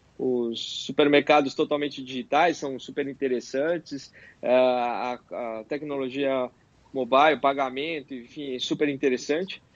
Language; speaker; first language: Portuguese; native; Portuguese